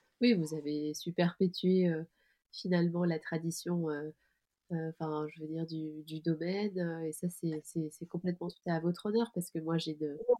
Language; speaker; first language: French; native; French